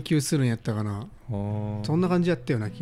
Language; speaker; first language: Japanese; native; Japanese